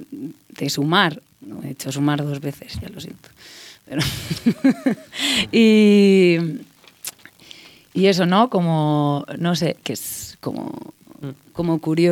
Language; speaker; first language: Spanish; native; Spanish